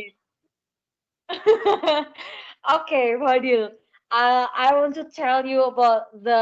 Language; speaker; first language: English; non-native, learner; Indonesian